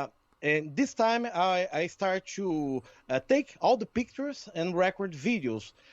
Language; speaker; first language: English; non-native, learner; Portuguese